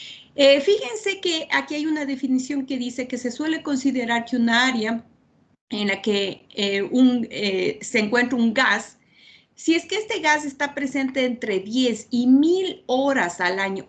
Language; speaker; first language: Spanish; native; Spanish